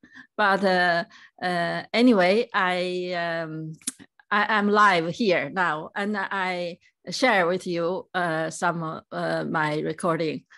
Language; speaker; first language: English; non-native, fluent; Chinese